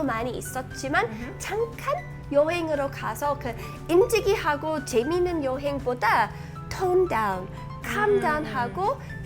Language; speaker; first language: Korean; non-native, learner; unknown